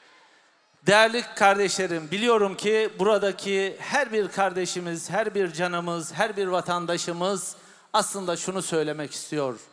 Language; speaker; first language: Turkish; native; Turkish